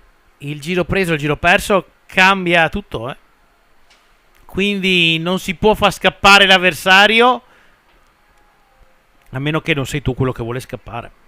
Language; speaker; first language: Italian; native; Italian